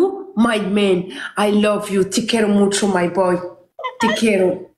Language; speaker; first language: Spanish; non-native, learner; Arabic